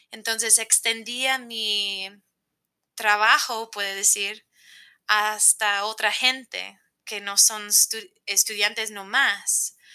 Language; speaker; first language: Spanish; non-native, fluent; English